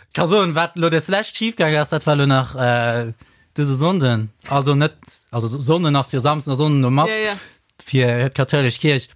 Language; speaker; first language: Luxembourgish; native; Luxembourgish